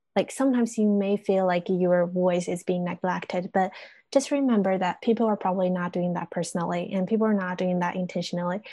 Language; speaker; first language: English; non-native, fluent; Chinese